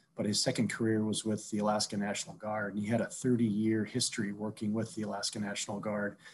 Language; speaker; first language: English; native; English